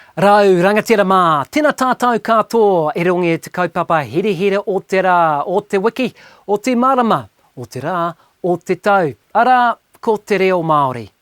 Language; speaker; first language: Māori; non-native, local second language; English